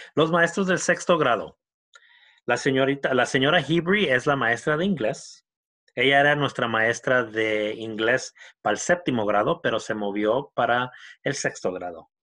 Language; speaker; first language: Spanish; early bilingual, heritage; Spanish